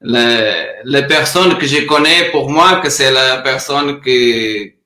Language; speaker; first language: French; non-native, learner; Portuguese